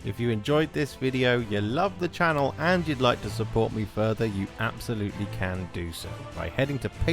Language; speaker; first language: English; native; English